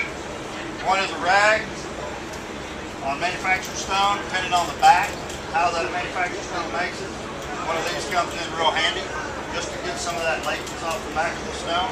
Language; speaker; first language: English; native; English